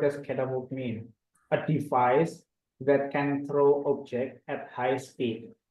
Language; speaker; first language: English; non-native, fluent; Indonesian